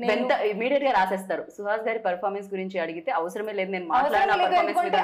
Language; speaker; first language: Telugu; native; Telugu